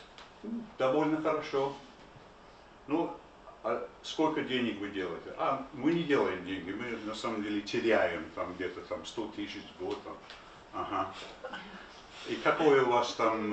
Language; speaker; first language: Russian; non-native, fluent; English